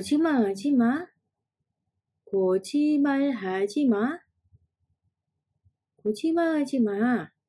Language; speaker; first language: Korean; non-native, fluent; Indonesian